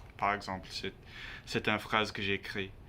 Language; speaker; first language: French; non-native, learner; English